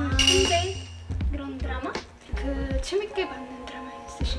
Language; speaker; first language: Korean; non-native, learner; Arabic